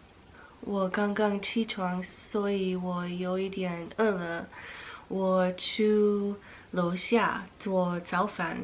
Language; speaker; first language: Chinese; non-native, learner; English